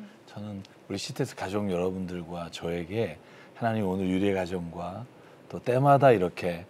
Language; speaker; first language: Korean; native; Korean